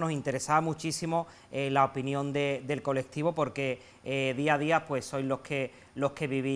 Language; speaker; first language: Spanish; native; Spanish